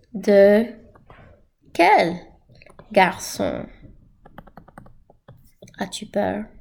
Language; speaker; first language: French; non-native, fluent; English